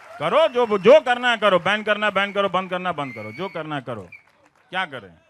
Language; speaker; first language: Hindi; non-native, local second language; Bhojpuri